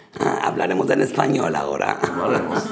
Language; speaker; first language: Spanish; early bilingual, heritage; Spanish